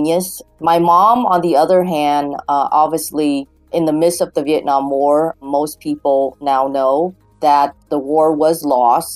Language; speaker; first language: English; native; English